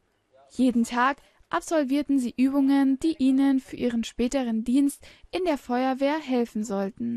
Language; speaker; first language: German; native; German